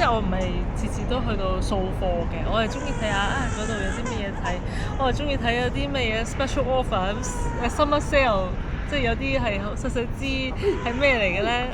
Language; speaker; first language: Cantonese; native; Cantonese